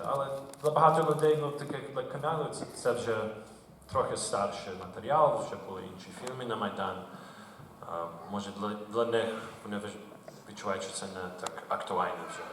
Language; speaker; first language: Ukrainian; early bilingual, heritage; Ukrainian